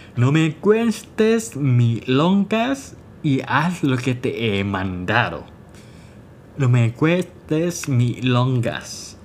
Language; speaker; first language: Spanish; non-native, fluent; Thai